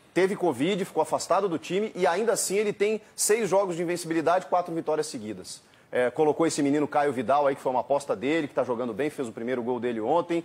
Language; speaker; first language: Portuguese; native; Portuguese